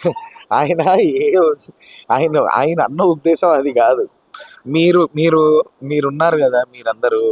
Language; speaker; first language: Telugu; native; Telugu